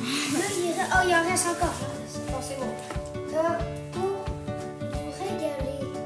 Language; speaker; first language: French; native; French